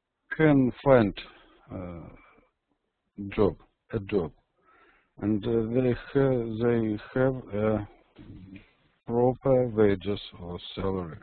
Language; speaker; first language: English; non-native, learner; Russian